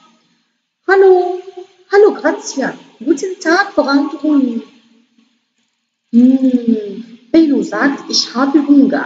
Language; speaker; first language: German; non-native, learner; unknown